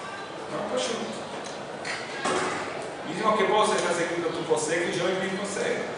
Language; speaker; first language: Spanish; non-native, fluent; Portuguese